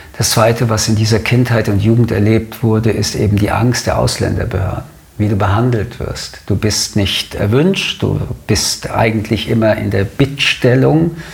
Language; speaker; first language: German; early bilingual, other home language; French